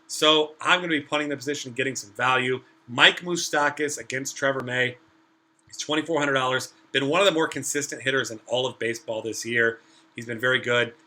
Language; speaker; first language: English; native; English